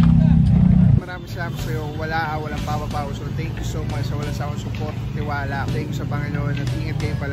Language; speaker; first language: Filipino; native; Filipino